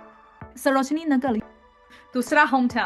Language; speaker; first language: Hindi; non-native, learner; Chinese